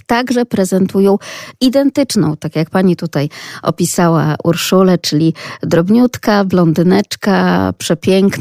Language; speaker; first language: Polish; native; Polish